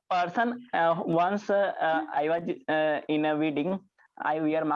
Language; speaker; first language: English; non-native, learner; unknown